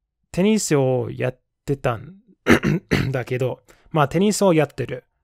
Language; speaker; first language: Japanese; non-native, fluent; English